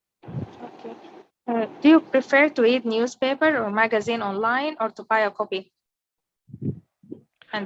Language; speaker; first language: English; non-native, learner; Arabic